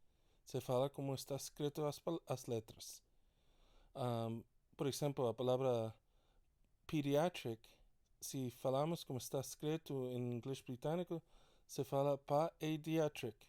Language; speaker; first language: Portuguese; non-native, learner; English